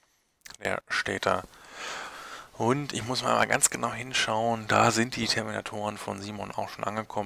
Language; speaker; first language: German; native; German